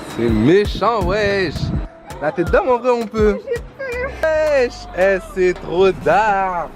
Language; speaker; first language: French; native; French